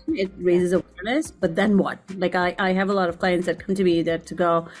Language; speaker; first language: English; non-native, local second language; Gujarati